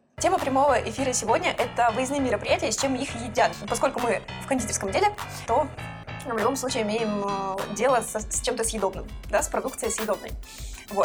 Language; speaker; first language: Russian; native; Russian